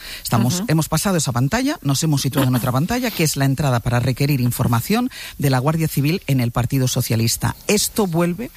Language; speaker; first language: Spanish; native; Spanish